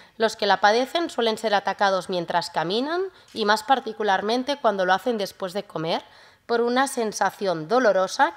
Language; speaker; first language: Spanish; non-native, local second language; Catalan